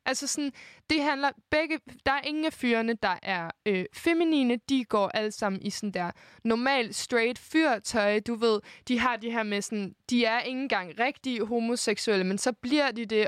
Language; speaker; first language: Danish; native; Danish